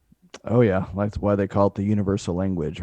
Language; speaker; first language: English; native; English